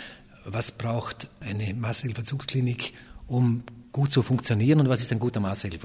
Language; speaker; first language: German; native; German